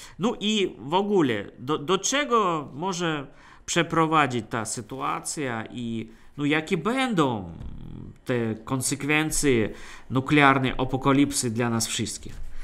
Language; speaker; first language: Polish; non-native, fluent; Russian